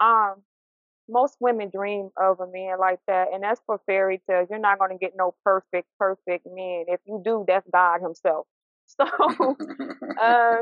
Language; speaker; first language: English; native; English